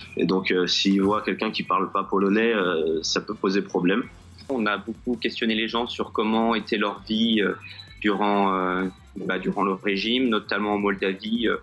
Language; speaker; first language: French; native; French